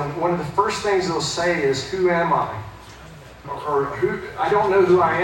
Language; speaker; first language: English; native; English